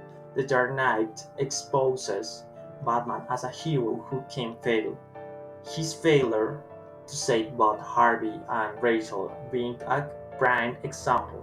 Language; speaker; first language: English; non-native, learner; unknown